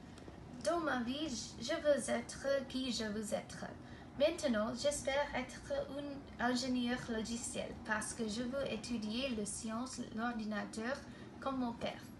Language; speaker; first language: French; non-native, learner; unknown